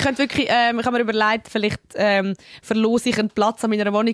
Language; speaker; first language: German; native; German